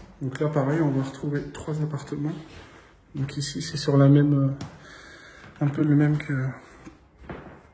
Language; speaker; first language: French; native; French